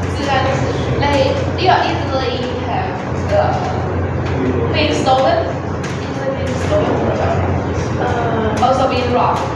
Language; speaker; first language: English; non-native, learner; Chinese